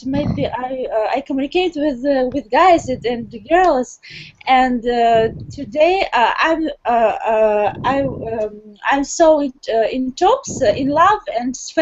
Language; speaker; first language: English; non-native, learner; Russian